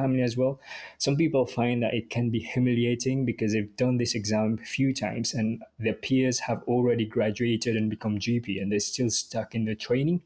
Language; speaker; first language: English; non-native, fluent; Morisyen